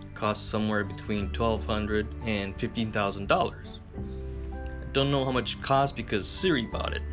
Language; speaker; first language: English; non-native, fluent; Japanese